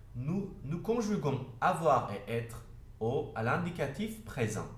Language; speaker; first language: French; non-native, fluent; Turkish